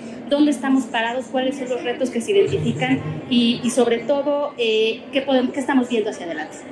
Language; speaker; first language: Spanish; native; Spanish